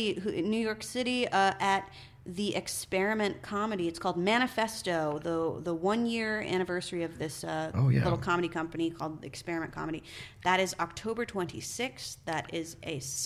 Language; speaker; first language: English; native; English